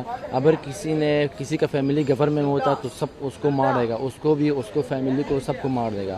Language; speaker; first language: Hindi; non-native, learner; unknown